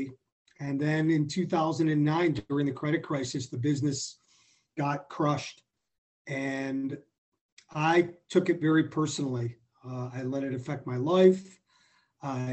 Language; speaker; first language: English; native; English